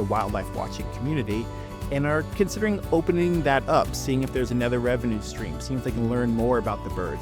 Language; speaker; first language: English; native; English